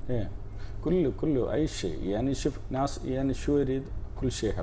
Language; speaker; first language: Arabic; non-native, learner; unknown